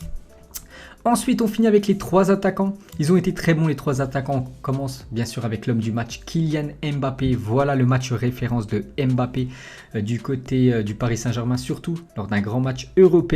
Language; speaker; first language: French; native; French